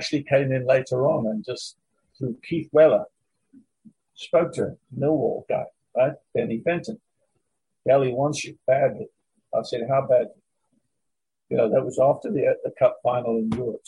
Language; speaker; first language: English; native; English